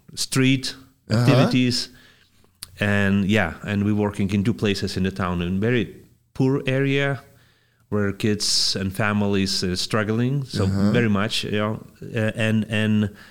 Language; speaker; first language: English; non-native, fluent; Lithuanian